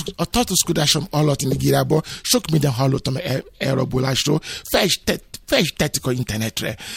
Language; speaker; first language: Hungarian; non-native, learner; Yoruba